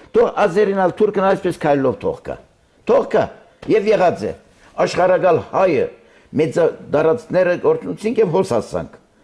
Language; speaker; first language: Armenian; early bilingual, heritage; Armenian